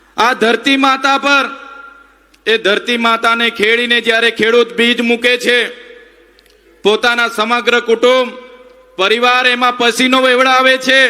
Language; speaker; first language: Gujarati; non-native, local second language; Vasavi